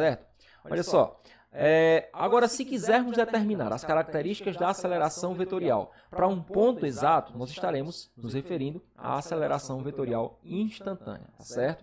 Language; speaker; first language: Portuguese; native; Portuguese